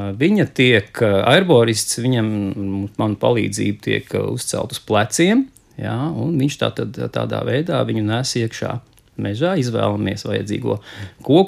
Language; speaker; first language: Latvian; native; Latvian